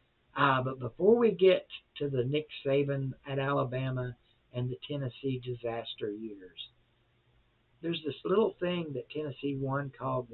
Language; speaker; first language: English; native; English